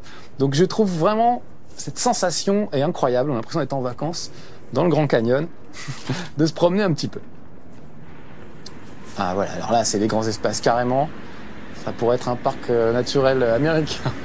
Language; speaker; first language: French; native; French